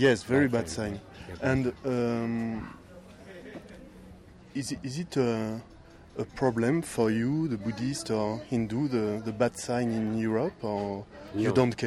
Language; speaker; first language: English; non-native, learner; French